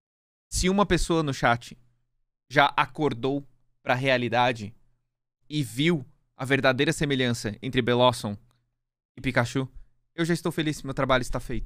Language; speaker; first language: Portuguese; native; Portuguese